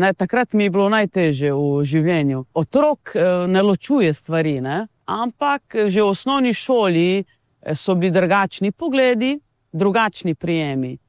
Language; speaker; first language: Slovenian; non-native, local second language; Romany